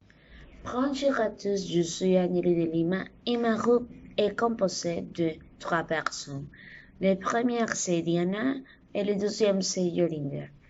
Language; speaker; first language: French; non-native, learner; Spanish